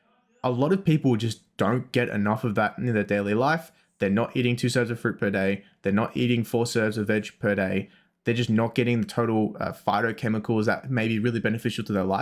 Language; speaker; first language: English; native; English